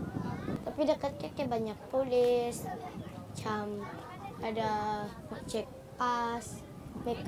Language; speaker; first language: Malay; early bilingual, other home language; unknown